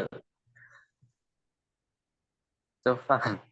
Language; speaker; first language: Chinese; non-native, learner; Indonesian